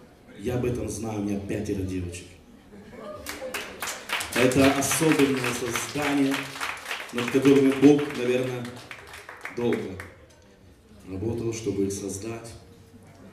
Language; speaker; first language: Russian; non-native, fluent; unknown